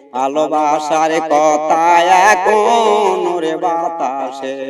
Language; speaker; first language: Bangla; native; Bangla